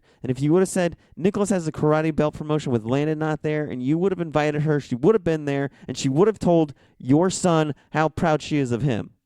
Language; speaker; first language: English; native; English